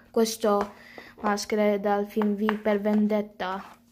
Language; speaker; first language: Italian; early bilingual, other home language; Romanian